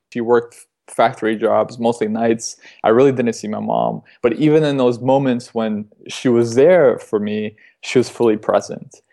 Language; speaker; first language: English; early bilingual, other home language; Russian